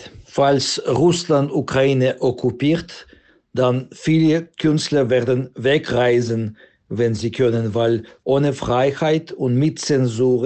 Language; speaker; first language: German; non-native, fluent; Russian